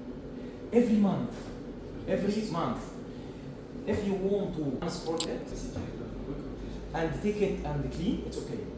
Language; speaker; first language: English; non-native, learner; Arabic